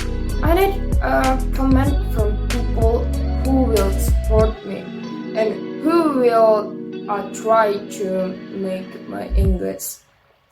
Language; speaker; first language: English; non-native, fluent; Indonesian